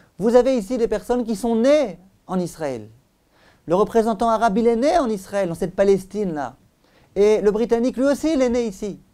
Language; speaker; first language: French; native; French